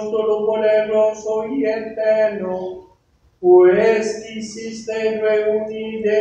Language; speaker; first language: Spanish; non-native, learner; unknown